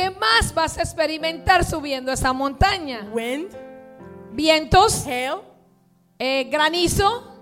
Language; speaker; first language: Spanish; early bilingual, heritage; Spanish